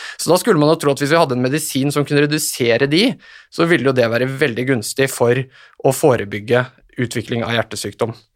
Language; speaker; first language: Norwegian; native; Norwegian